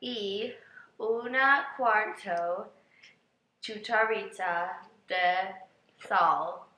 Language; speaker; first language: Spanish; non-native, learner; English